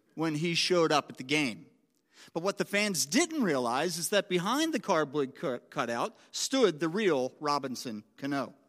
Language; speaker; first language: English; native; English